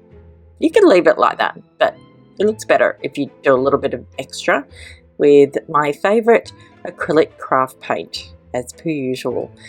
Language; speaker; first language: English; native; English